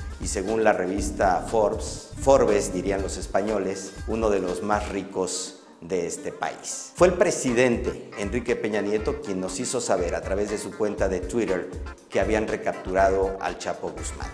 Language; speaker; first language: Spanish; native; Spanish